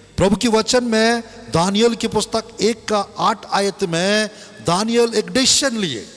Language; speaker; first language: Hindi; non-native, local second language; Telugu